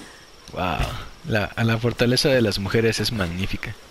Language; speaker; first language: Spanish; native; Spanish